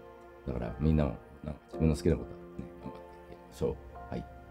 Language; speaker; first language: Japanese; native; Japanese